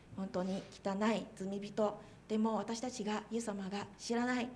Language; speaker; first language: Japanese; non-native, fluent; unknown